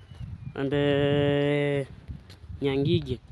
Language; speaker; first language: English; non-native, learner; Swahili